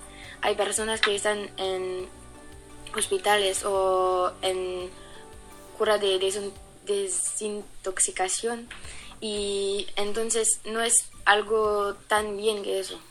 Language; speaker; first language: Spanish; non-native, fluent; French